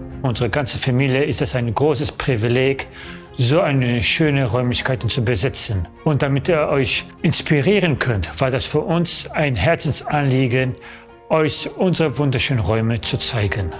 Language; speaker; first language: German; early bilingual, other home language; Polish